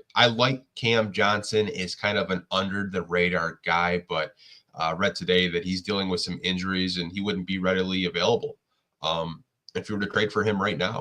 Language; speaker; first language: English; native; English